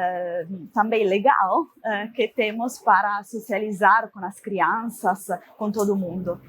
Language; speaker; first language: Portuguese; non-native, fluent; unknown